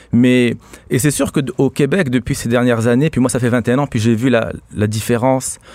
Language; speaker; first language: French; non-native, local second language; Arabic